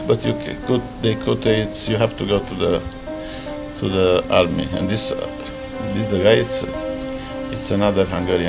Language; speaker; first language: English; non-native, learner; Hungarian